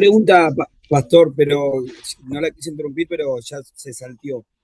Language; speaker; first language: Spanish; native; Spanish